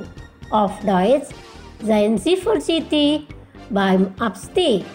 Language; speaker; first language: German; non-native, learner; Indonesian